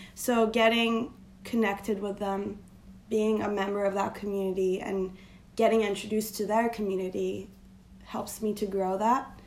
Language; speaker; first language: English; non-native, fluent; Turkish